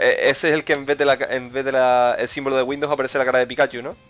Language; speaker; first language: Spanish; native; Spanish